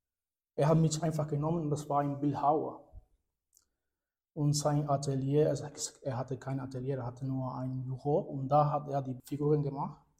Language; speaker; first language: German; non-native, fluent; Spanish